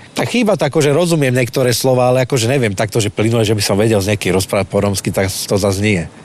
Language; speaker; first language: Slovak; native; Slovak